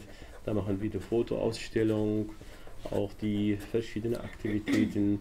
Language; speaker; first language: German; non-native, learner; Arabic